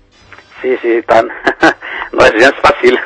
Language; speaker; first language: Catalan; non-native, fluent; Berber languages